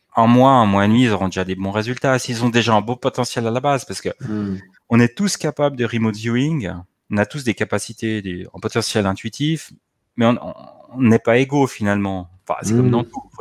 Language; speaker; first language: French; native; French